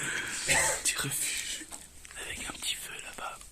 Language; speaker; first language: French; native; French